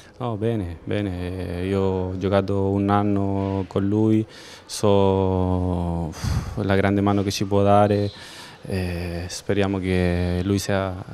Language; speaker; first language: Italian; non-native, fluent; Spanish